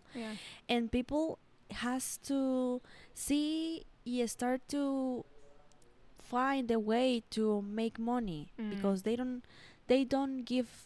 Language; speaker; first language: English; non-native, learner; Spanish